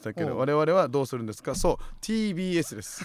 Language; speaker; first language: Japanese; native; Japanese